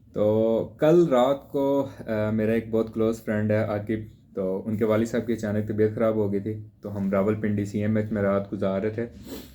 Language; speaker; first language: Urdu; non-native, local second language; Punjabi